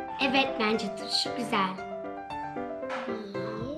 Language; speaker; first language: Turkish; early bilingual, heritage; Turkish